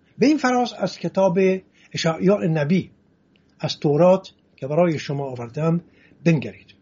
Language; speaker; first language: Persian; non-native, local second language; Assyrian Neo-Aramaic